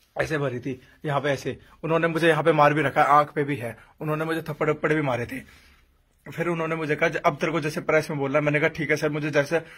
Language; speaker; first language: Hindi; native; Hindi